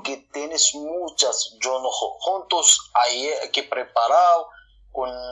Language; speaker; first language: Spanish; non-native, learner; Arabic